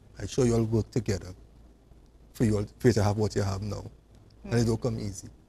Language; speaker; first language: English; native; English